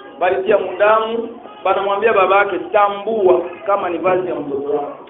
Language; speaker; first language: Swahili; native; Swahili